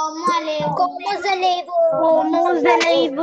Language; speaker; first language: French; non-native, learner; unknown